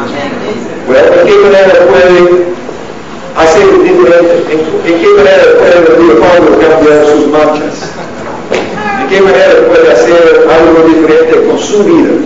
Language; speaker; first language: Spanish; non-native, learner; English